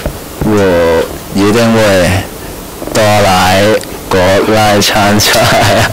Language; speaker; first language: Chinese; non-native, local second language; Cantonese